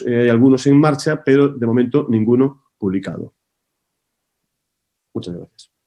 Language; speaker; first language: Spanish; native; Spanish